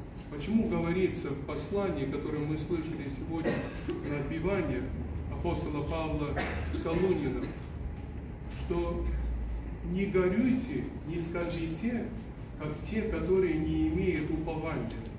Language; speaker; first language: Russian; early bilingual, heritage; Russian